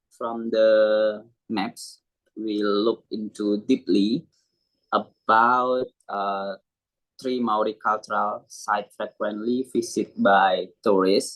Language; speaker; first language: English; non-native, learner; Indonesian